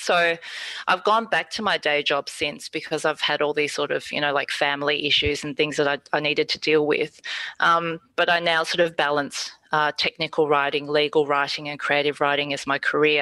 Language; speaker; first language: English; early bilingual, other home language; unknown